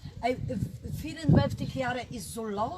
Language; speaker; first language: Dutch; non-native, learner; Polish